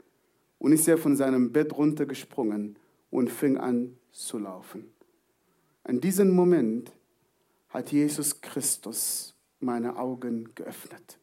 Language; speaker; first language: German; non-native, fluent; Arabic